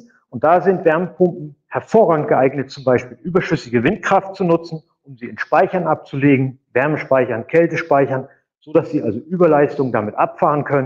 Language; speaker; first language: German; native; German